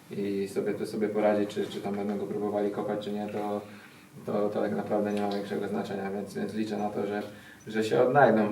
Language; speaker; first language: Polish; native; Polish